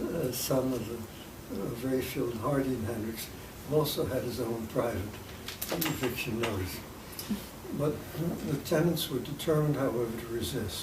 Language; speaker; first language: English; native; English